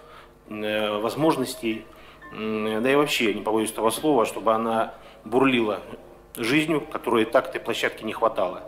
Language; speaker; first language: Russian; native; Russian